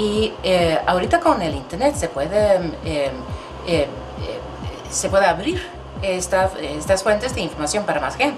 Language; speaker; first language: Spanish; non-native, fluent; Swedish